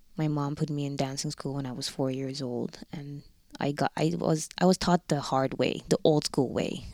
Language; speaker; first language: English; non-native, fluent; Dutch